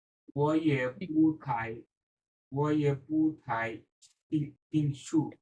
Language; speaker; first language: Chinese; non-native, learner; Bangla